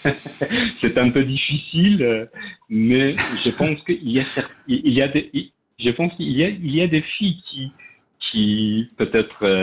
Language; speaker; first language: French; non-native, fluent; Persian